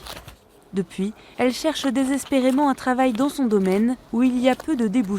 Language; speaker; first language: French; native; French